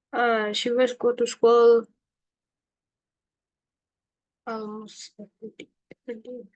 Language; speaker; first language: English; non-native, learner; Indonesian